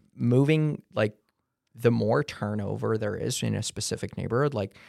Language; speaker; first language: English; non-native, fluent; Hebrew